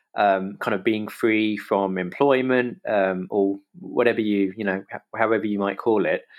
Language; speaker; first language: English; native; English